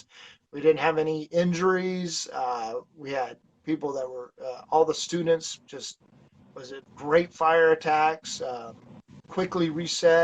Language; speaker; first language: English; native; English